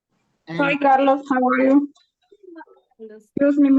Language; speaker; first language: English; non-native, learner; Spanish